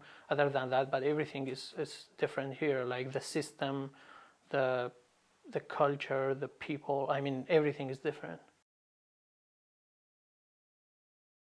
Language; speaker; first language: English; non-native, fluent; Arabic